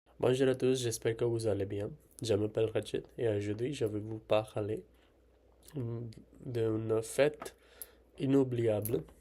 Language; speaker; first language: French; non-native, learner; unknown